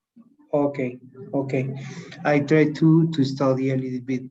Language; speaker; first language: English; non-native, learner; Spanish